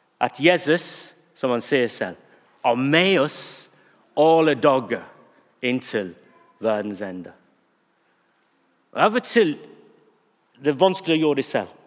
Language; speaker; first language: Norwegian; non-native, fluent; English